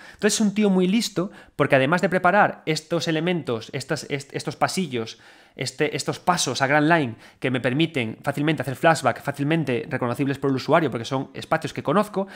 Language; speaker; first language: Spanish; native; Spanish